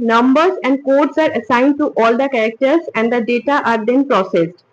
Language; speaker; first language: English; non-native, local second language; Bangla